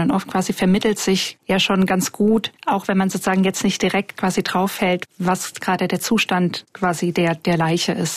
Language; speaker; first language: German; native; German